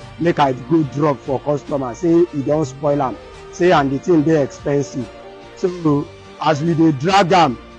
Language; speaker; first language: Nigerian Pidgin; native; Nigerian Pidgin